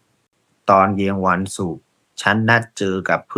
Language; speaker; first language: Thai; non-native, fluent; Burmese